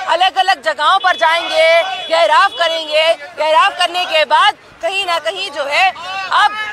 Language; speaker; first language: Hindi; native; Hindi